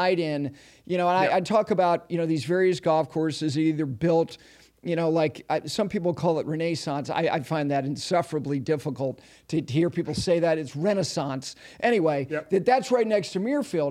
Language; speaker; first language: English; native; English